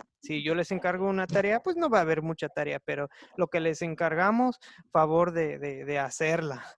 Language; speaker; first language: Spanish; non-native, fluent; English